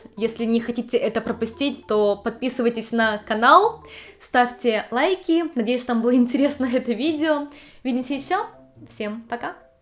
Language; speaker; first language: Russian; native; Russian